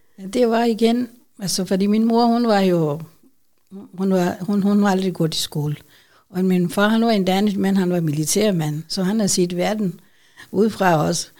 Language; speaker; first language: Danish; non-native, fluent; Urdu